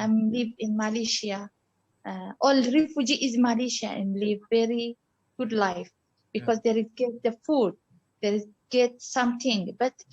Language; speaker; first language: English; non-native, learner; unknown